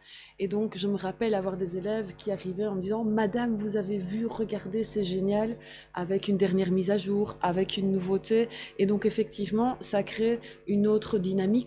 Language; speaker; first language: French; native; French